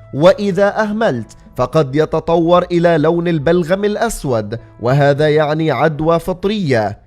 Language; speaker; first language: Arabic; native; Arabic